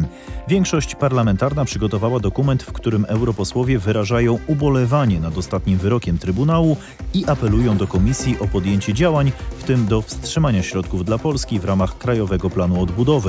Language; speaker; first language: Polish; native; Polish